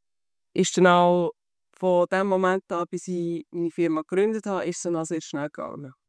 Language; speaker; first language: German; native; German